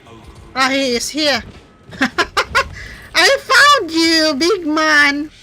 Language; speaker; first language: English; non-native, learner; Filipino